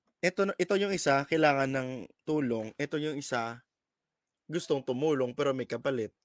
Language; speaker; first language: Filipino; native; Filipino